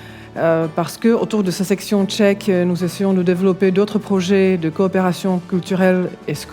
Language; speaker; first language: French; non-native, fluent; Czech